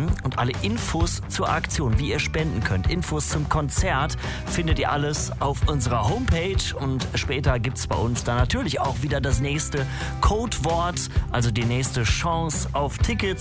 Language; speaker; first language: German; native; German